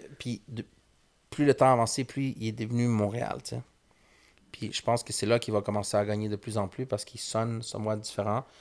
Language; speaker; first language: French; early bilingual, other home language; Spanish